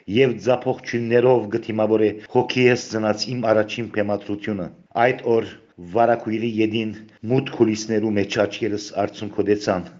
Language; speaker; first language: Armenian; early bilingual, heritage; Armenian